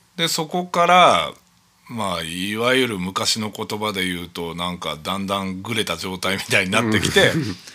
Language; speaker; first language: Japanese; native; Japanese